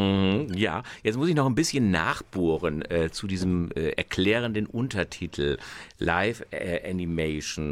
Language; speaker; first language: German; native; German